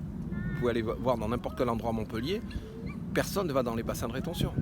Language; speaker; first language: French; native; French